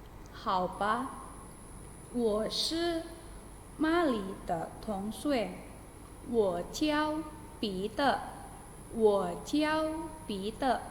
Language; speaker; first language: Chinese; non-native, fluent; Indonesian